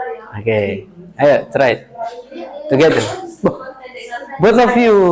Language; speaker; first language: English; non-native, learner; Indonesian